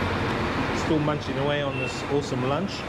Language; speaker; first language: English; native; English